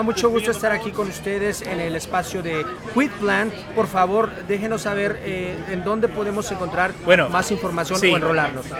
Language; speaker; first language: Spanish; native; Spanish